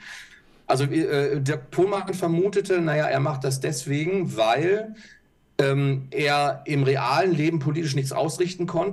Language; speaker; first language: German; native; German